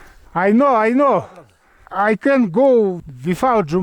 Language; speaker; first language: English; non-native, learner; Russian